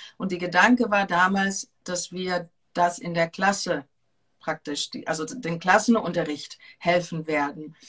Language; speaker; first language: German; non-native, fluent; Greek